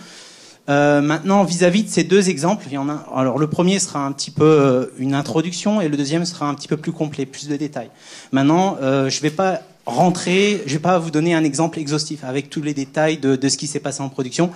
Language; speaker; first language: French; native; French